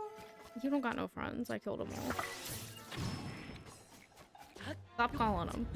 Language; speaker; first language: English; native; English